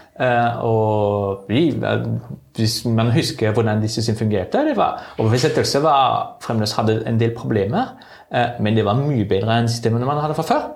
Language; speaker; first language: Norwegian; non-native, fluent; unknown